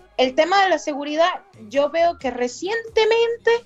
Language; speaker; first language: Spanish; native; Spanish